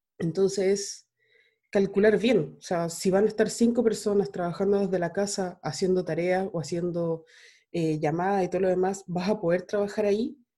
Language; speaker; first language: Spanish; native; Spanish